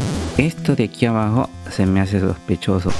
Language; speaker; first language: Spanish; native; Spanish